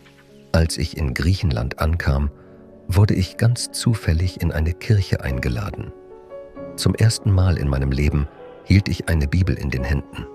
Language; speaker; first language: German; non-native, fluent; Persian